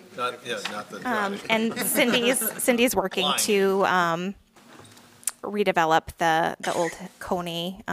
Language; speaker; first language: English; native; English